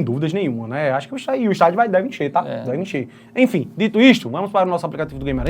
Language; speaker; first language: Portuguese; native; Portuguese